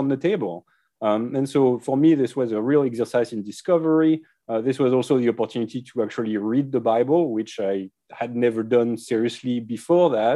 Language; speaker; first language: English; non-native, fluent; French